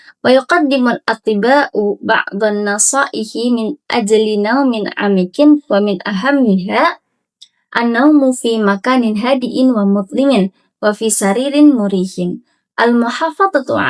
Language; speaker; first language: Arabic; non-native, learner; Indonesian